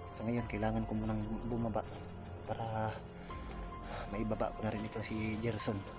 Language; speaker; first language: Filipino; non-native, local second language; Cebuano